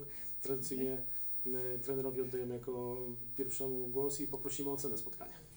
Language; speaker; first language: Polish; native; Polish